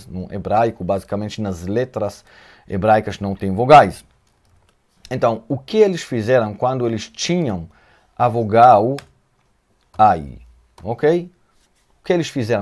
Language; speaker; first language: Portuguese; non-native, fluent; Hebrew